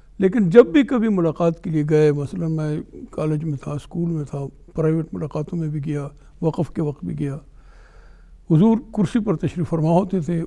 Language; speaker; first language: Urdu; non-native, local second language; Pashto